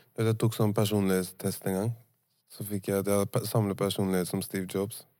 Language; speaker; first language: Norwegian; early bilingual, other home language; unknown